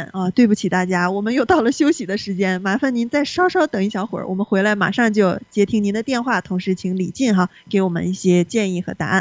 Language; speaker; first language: Chinese; native; Chinese